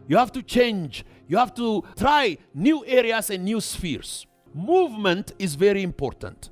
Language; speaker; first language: English; non-native, local second language; Amharic